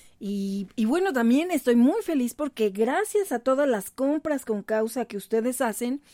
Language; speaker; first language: Spanish; native; Spanish